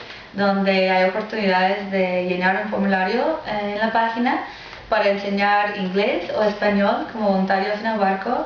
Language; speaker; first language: Spanish; non-native, fluent; English